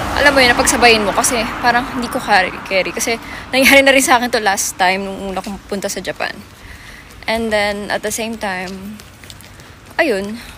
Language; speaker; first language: Filipino; native; Filipino